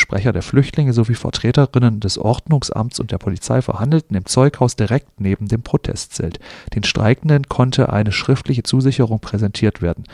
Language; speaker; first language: German; native; German